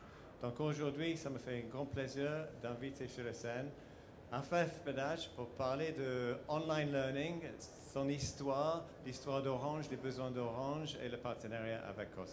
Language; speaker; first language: French; non-native, fluent; English